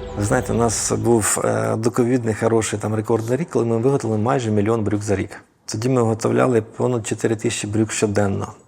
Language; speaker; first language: Ukrainian; native; Ukrainian